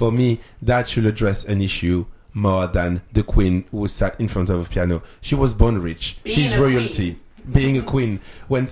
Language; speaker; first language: English; non-native, fluent; French